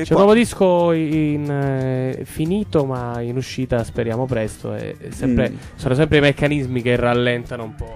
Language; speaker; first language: Italian; native; Italian